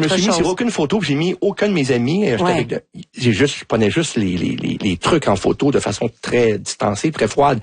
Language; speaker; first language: French; native; French